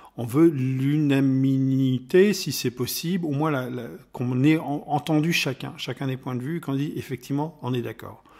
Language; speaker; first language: French; non-native, fluent; German